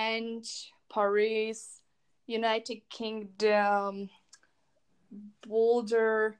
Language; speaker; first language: English; non-native, learner; Czech